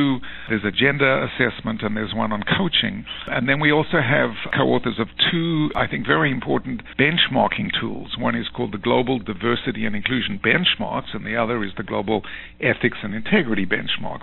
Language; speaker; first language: English; native; English